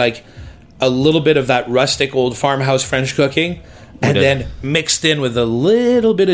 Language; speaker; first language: English; native; English